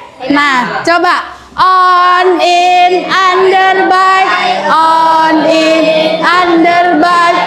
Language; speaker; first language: English; non-native, learner; Indonesian